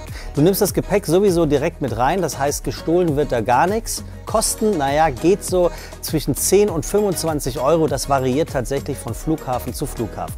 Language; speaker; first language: German; native; German